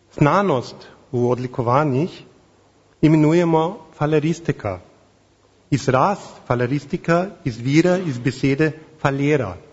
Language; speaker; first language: Slovenian; non-native, fluent; German